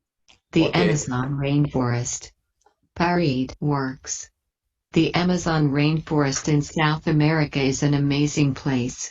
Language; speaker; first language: English; non-native, learner; Portuguese